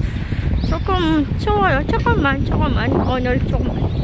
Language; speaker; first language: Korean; non-native, learner; Filipino